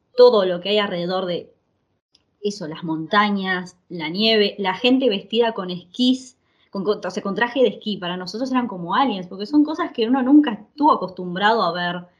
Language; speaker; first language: Spanish; native; Spanish